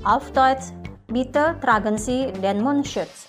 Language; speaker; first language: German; non-native, fluent; Indonesian